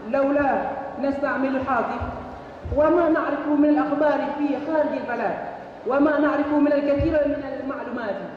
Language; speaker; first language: Arabic; non-native, learner; Achinese